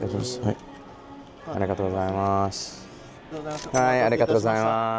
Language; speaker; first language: Japanese; non-native, learner; English